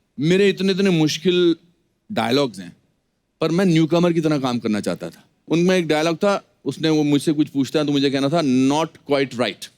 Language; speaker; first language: Hindi; native; Hindi